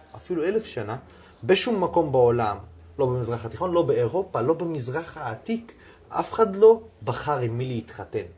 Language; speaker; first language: Hebrew; non-native, local second language; Adyghe